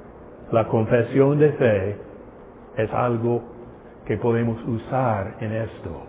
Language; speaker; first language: Spanish; non-native, fluent; English